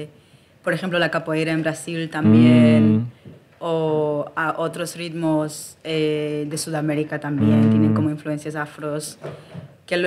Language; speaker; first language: Spanish; early bilingual, heritage; Spanish